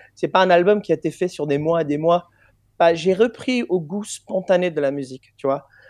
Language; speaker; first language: French; non-native, fluent; English